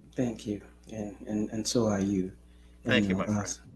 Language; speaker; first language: English; non-native, local second language; Yoruba